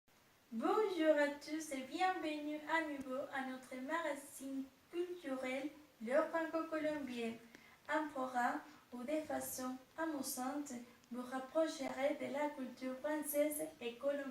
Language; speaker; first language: French; non-native, fluent; Spanish